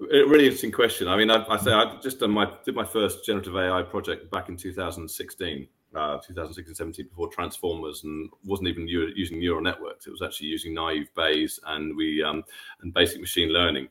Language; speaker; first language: English; native; English